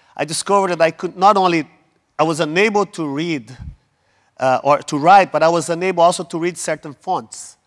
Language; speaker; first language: English; non-native, fluent; Portuguese